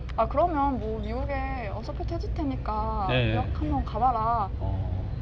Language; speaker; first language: Korean; native; Korean